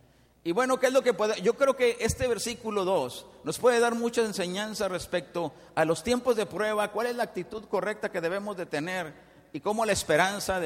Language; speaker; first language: Spanish; native; Spanish